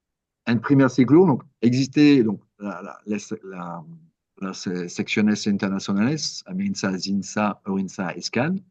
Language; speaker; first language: Spanish; non-native, learner; French